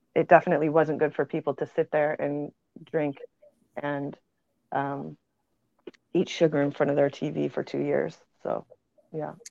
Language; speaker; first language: English; native; English